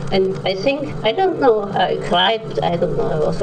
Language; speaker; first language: English; non-native, learner; German